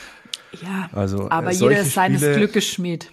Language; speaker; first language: German; native; German